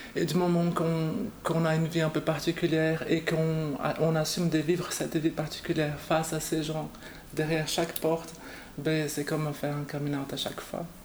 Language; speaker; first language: French; non-native, fluent; Portuguese